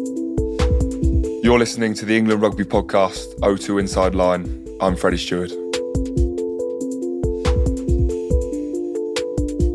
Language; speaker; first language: English; native; English